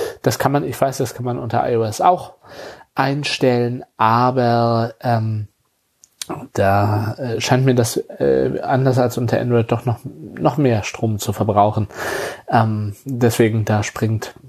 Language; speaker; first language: German; native; German